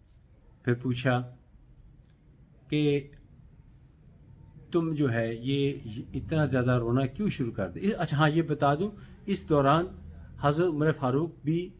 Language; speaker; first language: Urdu; native; Urdu